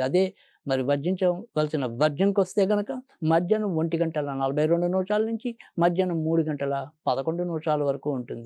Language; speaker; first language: Telugu; native; Telugu